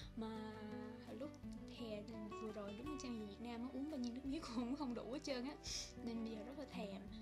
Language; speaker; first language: Vietnamese; early bilingual, heritage; Vietnamese